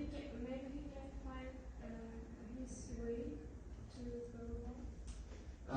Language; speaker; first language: English; non-native, learner; Uzbek